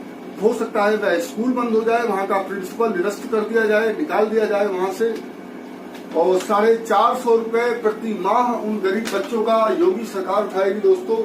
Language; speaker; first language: Hindi; native; Hindi